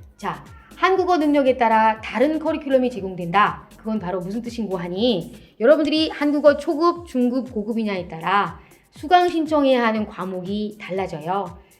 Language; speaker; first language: Korean; native; Korean